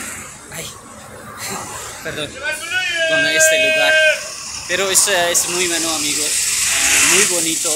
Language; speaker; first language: Spanish; non-native, learner; Urdu